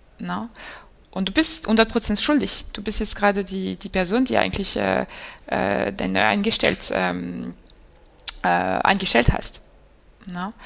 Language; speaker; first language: German; non-native, fluent; French